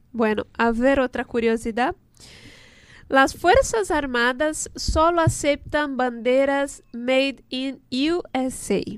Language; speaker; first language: Spanish; non-native, fluent; Portuguese